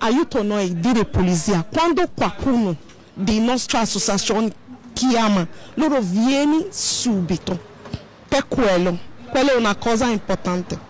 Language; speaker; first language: Italian; non-native, learner; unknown